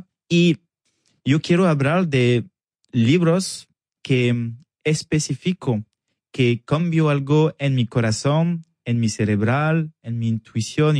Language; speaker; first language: Spanish; non-native, learner; French